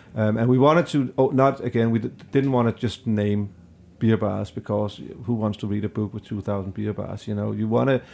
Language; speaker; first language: English; non-native, fluent; Danish